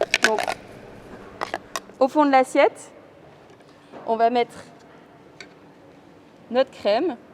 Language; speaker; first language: French; native; French